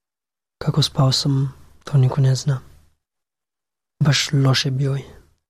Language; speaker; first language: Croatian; non-native, learner; Pashto